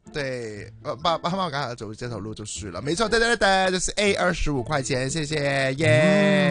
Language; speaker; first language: Chinese; non-native, local second language; Cantonese